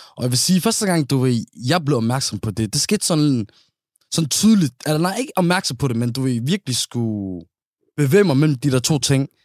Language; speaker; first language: Danish; early bilingual, other home language; Somali